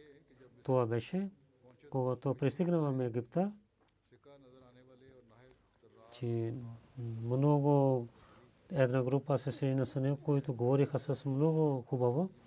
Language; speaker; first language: Bulgarian; non-native, learner; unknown